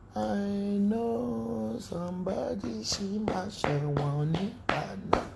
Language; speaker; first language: English; non-native, local second language; Yoruba